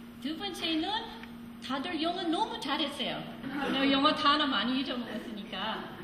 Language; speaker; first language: Korean; non-native, fluent; English